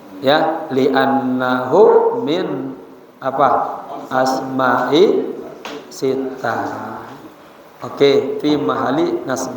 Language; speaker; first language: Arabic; non-native, fluent; Indonesian